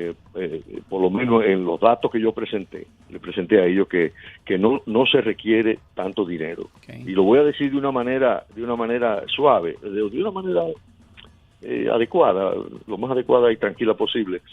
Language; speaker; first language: Spanish; native; Spanish